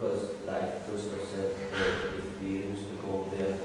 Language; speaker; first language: English; non-native, fluent; Danish